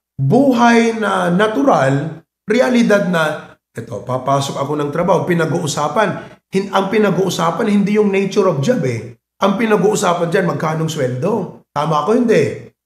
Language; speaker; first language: Filipino; non-native, local second language; Iloko